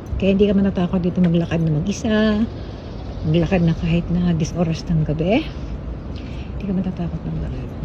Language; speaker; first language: Filipino; native; Filipino